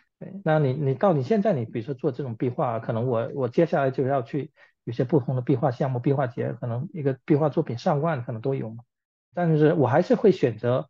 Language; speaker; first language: Chinese; native; Chinese